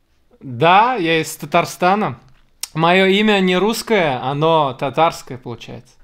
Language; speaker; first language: Russian; native; Russian